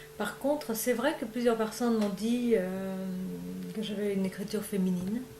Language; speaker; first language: French; non-native, fluent; Vietnamese